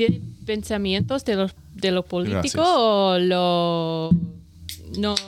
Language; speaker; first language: Spanish; non-native, learner; English